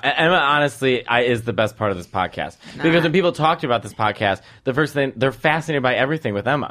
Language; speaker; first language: English; native; English